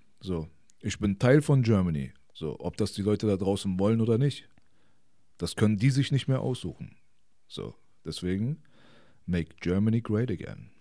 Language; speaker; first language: German; early bilingual, other home language; Persian